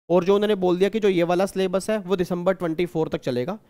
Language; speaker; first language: Hindi; native; Hindi